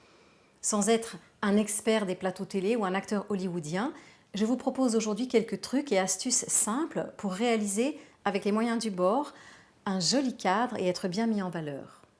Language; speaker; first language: French; native; French